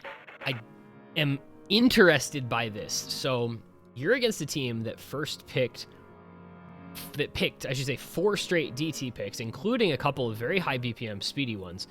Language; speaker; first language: English; native; English